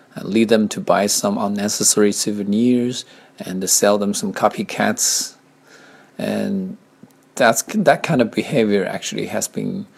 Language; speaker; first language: English; non-native, fluent; Chinese